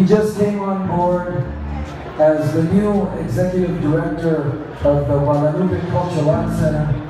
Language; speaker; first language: English; early bilingual, other home language; Spanish